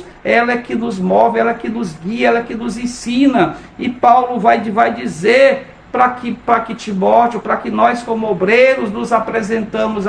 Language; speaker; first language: Portuguese; native; Portuguese